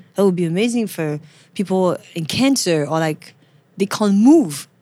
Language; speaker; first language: English; non-native, fluent; French